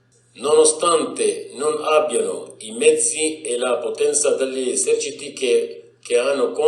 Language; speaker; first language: Italian; non-native, fluent; Kurdish